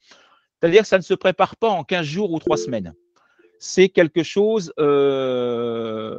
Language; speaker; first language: French; native; French